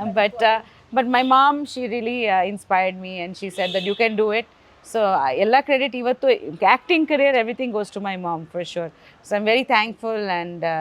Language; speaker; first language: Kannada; non-native, fluent; Bangla